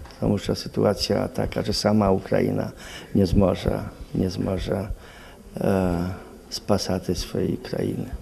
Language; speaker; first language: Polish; non-native, learner; Ukrainian